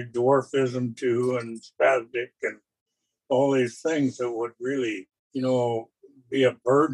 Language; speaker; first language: English; native; English